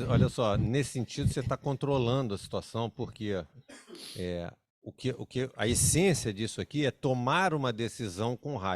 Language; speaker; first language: Portuguese; native; Portuguese